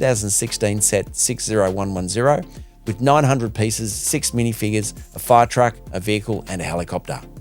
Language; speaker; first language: English; native; English